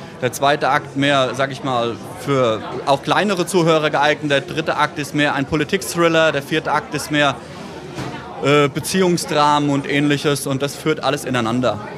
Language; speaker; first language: German; native; German